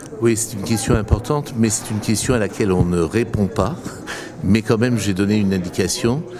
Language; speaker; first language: French; native; French